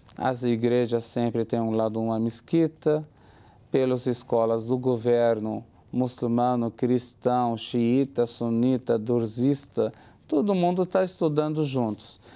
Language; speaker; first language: Portuguese; non-native, fluent; Arabic